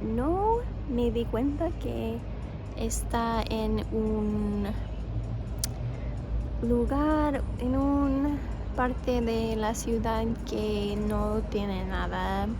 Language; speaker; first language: Spanish; non-native, fluent; English